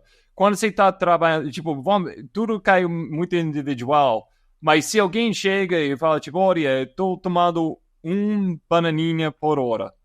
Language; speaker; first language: Portuguese; non-native, fluent; English